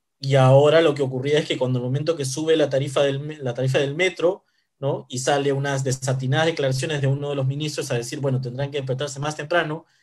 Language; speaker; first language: Spanish; native; Spanish